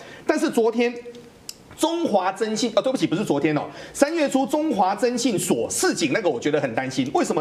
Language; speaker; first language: Chinese; native; Chinese